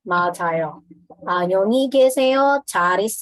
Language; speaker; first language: Korean; non-native, fluent; Indonesian